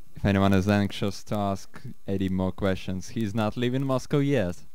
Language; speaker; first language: English; non-native, fluent; Russian